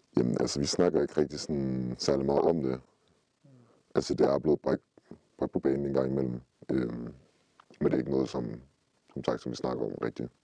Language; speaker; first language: Danish; early bilingual, other home language; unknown